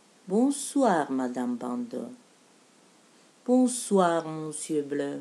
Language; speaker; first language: French; non-native, fluent; Russian